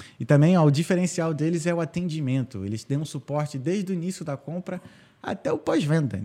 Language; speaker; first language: Portuguese; native; Portuguese